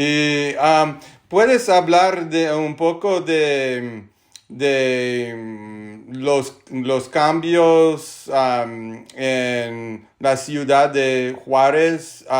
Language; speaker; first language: Spanish; non-native, learner; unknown